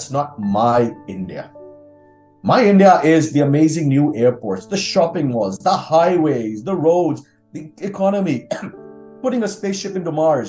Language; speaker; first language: English; non-native, local second language; Hindi